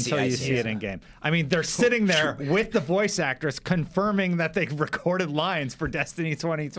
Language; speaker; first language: English; native; English